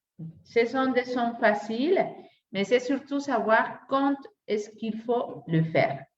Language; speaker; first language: French; non-native, fluent; Spanish